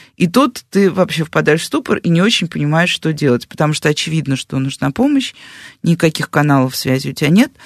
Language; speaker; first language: Russian; native; Russian